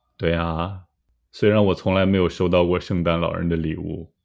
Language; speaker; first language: Chinese; native; Chinese